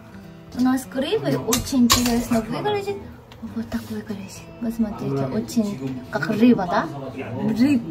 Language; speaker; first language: Russian; non-native, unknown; Korean